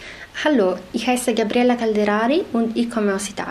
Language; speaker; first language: German; non-native, learner; Italian